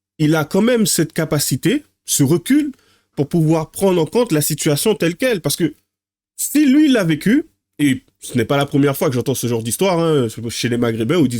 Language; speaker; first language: French; native; French